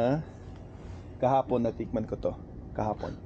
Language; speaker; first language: Filipino; non-native, fluent; English